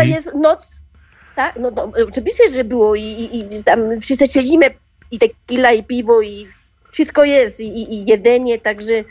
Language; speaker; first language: Polish; non-native, learner; Spanish